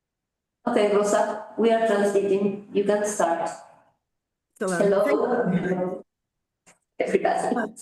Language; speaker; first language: English; non-native, fluent; Spanish